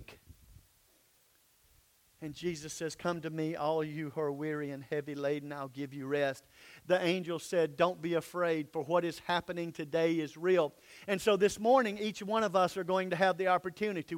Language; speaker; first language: English; native; English